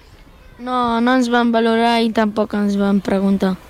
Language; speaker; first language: Catalan; early bilingual, other home language; Arabic